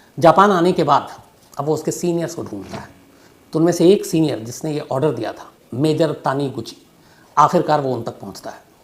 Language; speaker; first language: Hindi; native; Hindi